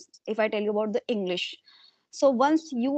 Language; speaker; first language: English; non-native, local second language; Hindi